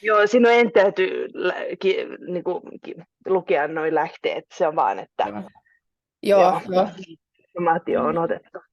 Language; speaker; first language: Finnish; non-native, local second language; Swedish